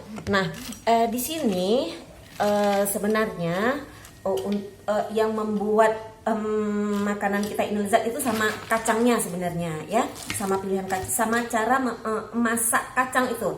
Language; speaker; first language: Indonesian; native; Indonesian